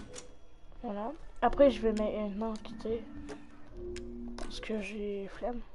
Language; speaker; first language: French; native; French